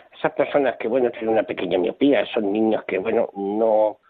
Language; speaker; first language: Spanish; native; Spanish